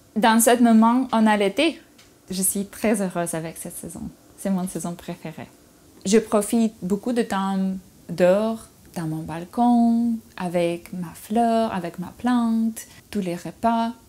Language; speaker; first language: French; non-native, learner; Russian